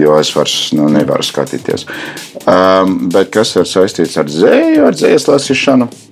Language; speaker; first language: Latvian; non-native, fluent; English